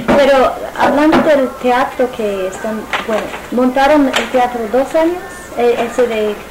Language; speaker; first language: Spanish; non-native, fluent; English